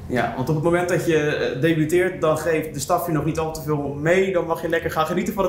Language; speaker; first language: Dutch; native; Dutch